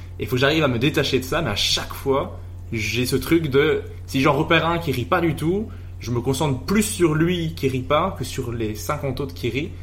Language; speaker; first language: French; native; French